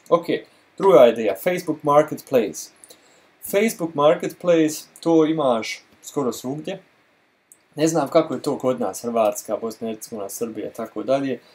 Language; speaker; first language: Croatian; early bilingual, heritage; Croatian